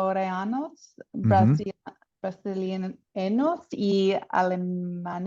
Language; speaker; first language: Spanish; non-native, learner; English